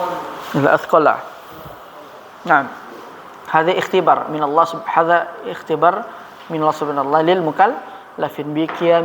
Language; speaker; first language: Arabic; non-native, fluent; Indonesian